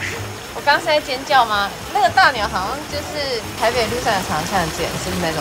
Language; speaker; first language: Chinese; native; Chinese